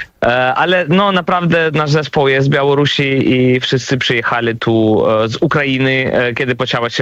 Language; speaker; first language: Polish; non-native, learner; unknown